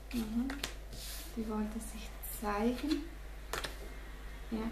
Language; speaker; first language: German; non-native, fluent; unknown